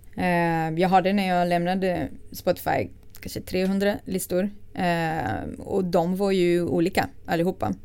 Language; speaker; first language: Swedish; non-native, fluent; Portuguese